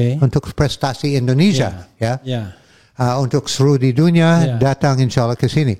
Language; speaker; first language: Indonesian; non-native, fluent; English